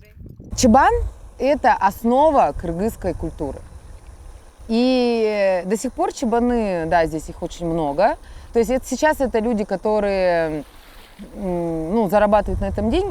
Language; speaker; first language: Russian; native; Russian